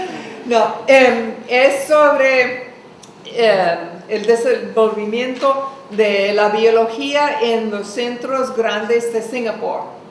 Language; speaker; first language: Spanish; non-native, fluent; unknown